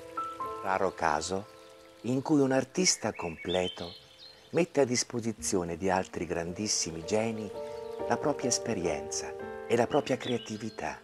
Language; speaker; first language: Italian; native; Italian